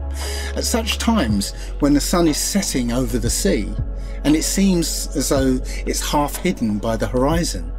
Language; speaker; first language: English; native; English